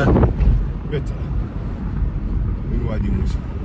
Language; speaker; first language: English; non-native, learner; Arabic